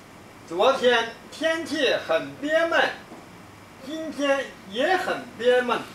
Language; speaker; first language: Chinese; non-native, learner; Spanish